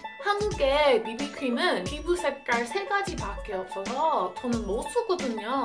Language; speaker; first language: Korean; non-native, fluent; English